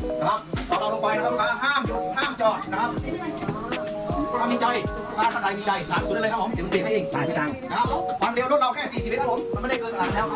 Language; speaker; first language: Thai; native; Thai